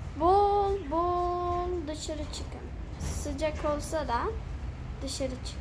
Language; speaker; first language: Turkish; early bilingual, heritage; Turkish